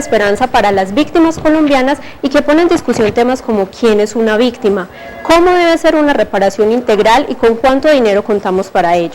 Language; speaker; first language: Spanish; native; Spanish